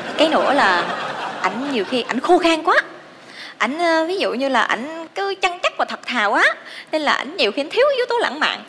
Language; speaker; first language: Vietnamese; native; Vietnamese